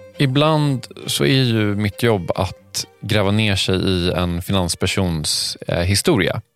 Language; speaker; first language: Swedish; native; Swedish